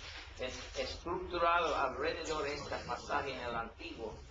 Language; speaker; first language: Spanish; non-native, learner; English